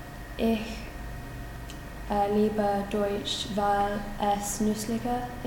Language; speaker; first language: German; non-native, learner; English